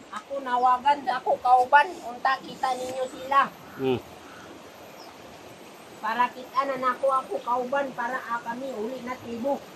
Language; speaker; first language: Cebuano; non-native, local second language; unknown